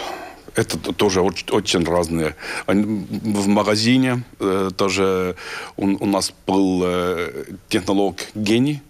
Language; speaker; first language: Russian; non-native, learner; Estonian